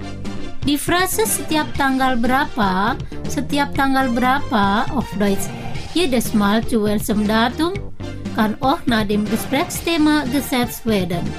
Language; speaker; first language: German; non-native, fluent; Indonesian